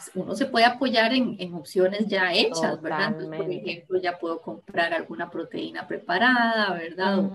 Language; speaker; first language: Spanish; native; Spanish